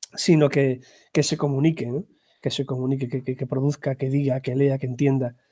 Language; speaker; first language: Spanish; native; Spanish